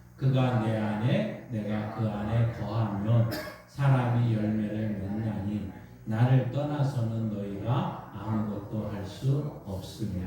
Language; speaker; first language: Korean; native; Korean